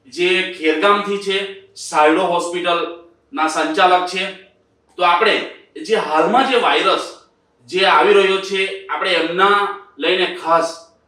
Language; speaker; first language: Gujarati; native; Gujarati